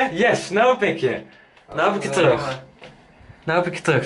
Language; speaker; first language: Dutch; native; Dutch